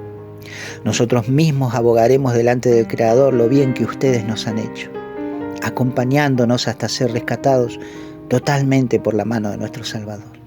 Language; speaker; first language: Spanish; native; Spanish